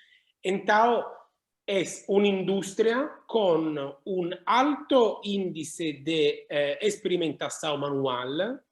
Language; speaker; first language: Portuguese; non-native, learner; Italian